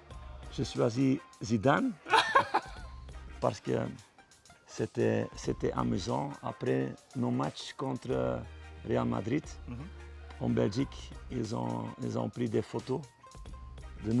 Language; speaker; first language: French; non-native, fluent; Dutch